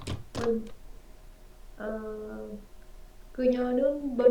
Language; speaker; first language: Korean; non-native, learner; Vietnamese